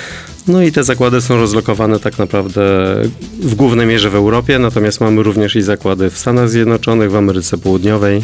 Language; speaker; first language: Polish; native; Polish